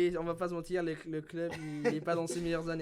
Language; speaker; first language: French; early bilingual, other home language; Spanish